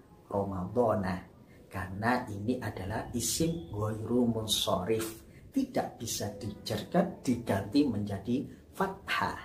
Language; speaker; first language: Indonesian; native; Indonesian